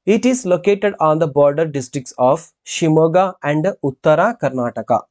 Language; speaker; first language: English; non-native, local second language; Telugu